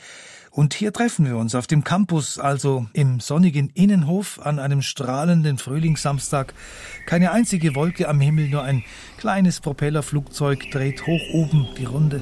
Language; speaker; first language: German; native; German